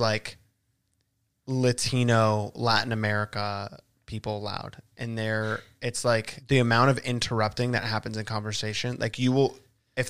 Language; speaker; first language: English; early bilingual, other home language; Spanish